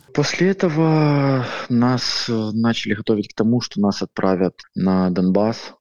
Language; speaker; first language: Russian; native; Russian